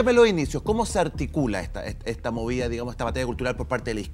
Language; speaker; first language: Spanish; native; Spanish